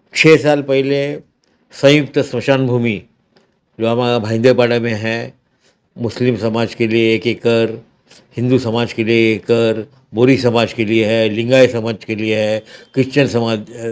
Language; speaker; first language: Hindi; non-native, local second language; Marathi